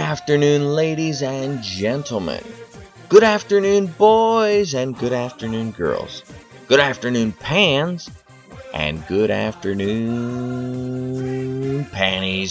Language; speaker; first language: English; native; English